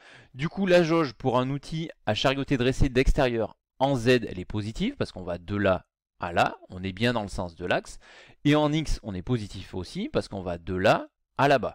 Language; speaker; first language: French; native; French